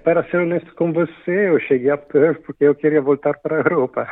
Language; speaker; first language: Portuguese; non-native, fluent; French